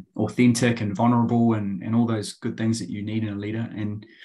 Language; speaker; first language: English; native; English